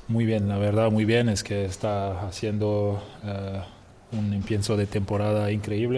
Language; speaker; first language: Spanish; non-native, fluent; French